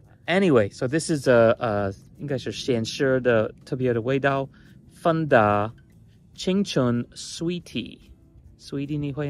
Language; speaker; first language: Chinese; non-native, fluent; English